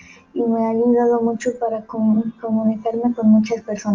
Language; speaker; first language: Spanish; early bilingual, heritage; Spanish